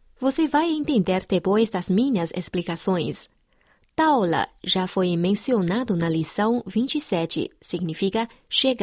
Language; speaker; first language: Portuguese; non-native, fluent; Chinese